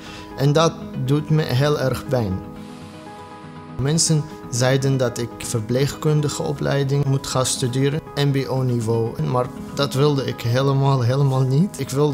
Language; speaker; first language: Dutch; non-native, fluent; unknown